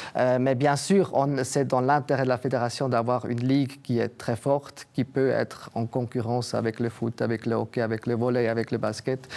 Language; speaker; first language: French; native; French